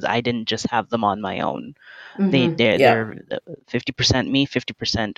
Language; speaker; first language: English; native; English